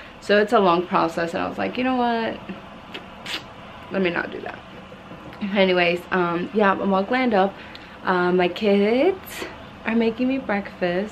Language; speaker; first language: English; early bilingual, other home language; Spanish